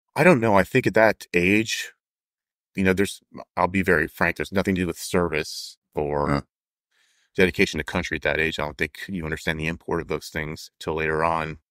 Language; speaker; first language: English; native; English